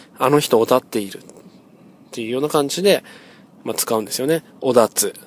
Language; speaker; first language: Japanese; native; Japanese